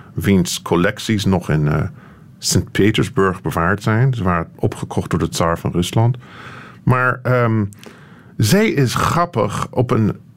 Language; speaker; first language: Dutch; non-native, fluent; English